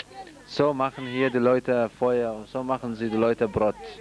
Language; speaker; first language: German; non-native, fluent; Central Kurdish